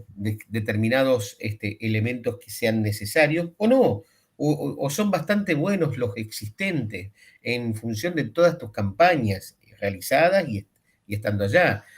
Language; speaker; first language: Spanish; native; Spanish